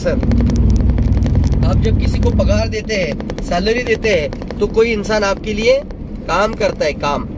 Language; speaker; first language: Hindi; non-native, local second language; Marathi